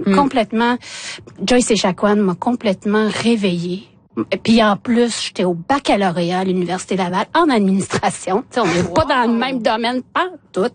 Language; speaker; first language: French; non-native, local second language; Innu-aimun